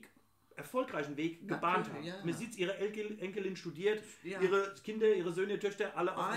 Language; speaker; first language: German; native; German